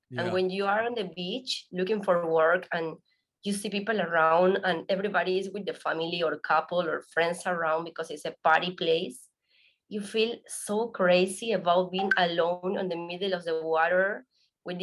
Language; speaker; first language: English; non-native, learner; Spanish